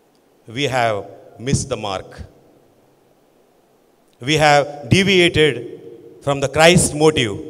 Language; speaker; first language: English; non-native, local second language; Konkani